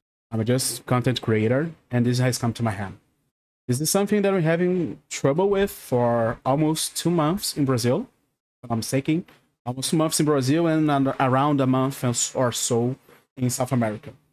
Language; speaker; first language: English; non-native, fluent; Portuguese